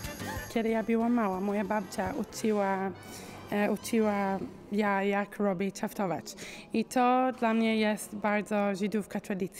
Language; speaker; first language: Polish; non-native, learner; Hebrew